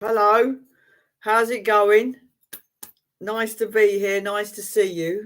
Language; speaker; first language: English; native; English